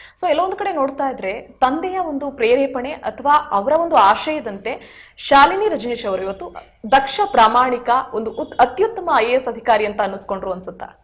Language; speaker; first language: Kannada; native; Kannada